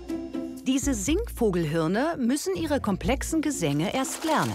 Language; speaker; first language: German; native; German